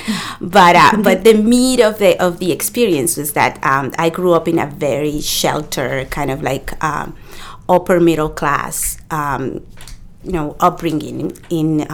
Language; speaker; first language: English; non-native, fluent; Spanish